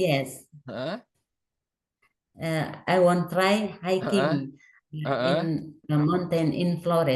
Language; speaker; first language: English; non-native, learner; Indonesian